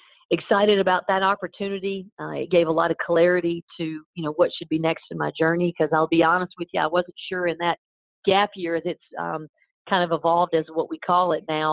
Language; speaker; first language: English; native; English